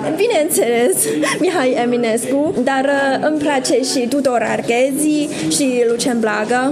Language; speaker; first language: Romanian; non-native, fluent; Chinese